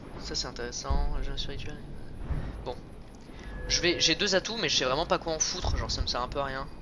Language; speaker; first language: French; native; French